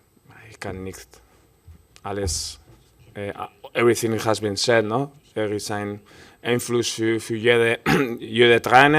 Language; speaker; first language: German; non-native, fluent; Spanish